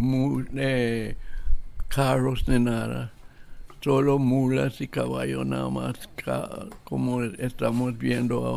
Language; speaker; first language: Spanish; non-native, local second language; English